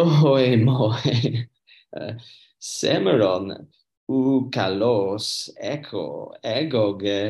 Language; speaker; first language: Greek; non-native, learner; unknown